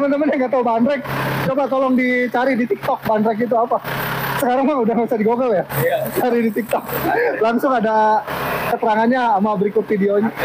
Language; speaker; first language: Indonesian; native; Indonesian